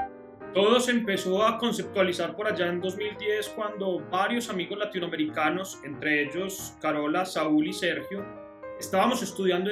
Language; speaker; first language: Spanish; native; Spanish